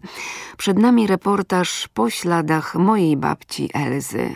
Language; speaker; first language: Polish; native; Polish